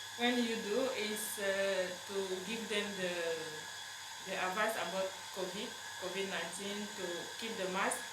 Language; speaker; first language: English; non-native, learner; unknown